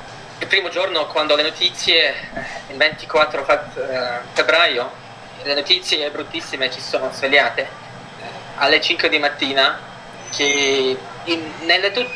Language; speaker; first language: Italian; non-native, fluent; Ukrainian